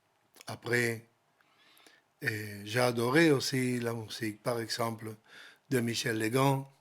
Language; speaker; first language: French; non-native, learner; Spanish